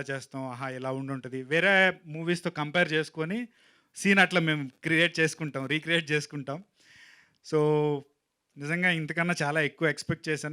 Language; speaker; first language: Telugu; native; Telugu